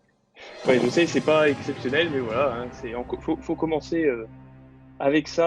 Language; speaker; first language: French; native; French